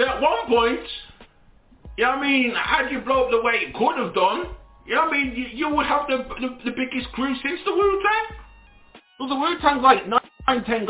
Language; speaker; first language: English; native; English